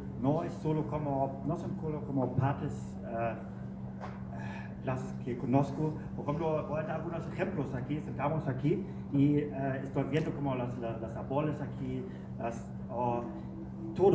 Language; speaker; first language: Spanish; non-native, learner; German